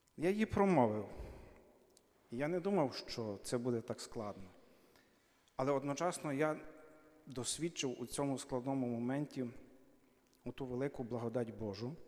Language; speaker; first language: Ukrainian; native; Ukrainian